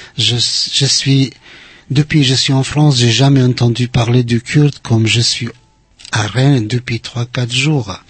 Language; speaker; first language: French; non-native, fluent; Central Kurdish